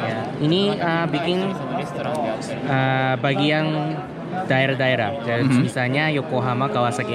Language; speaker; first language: Indonesian; non-native, learner; Japanese